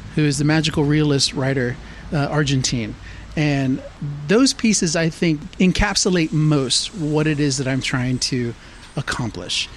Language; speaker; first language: English; native; English